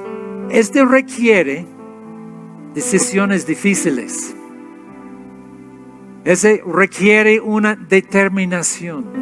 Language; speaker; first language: Spanish; non-native, fluent; English